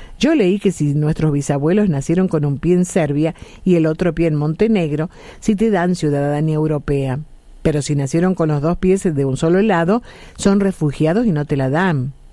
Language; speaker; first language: Spanish; native; Spanish